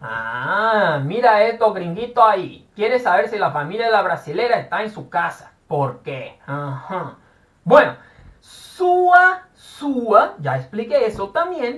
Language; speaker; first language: Spanish; non-native, fluent; Portuguese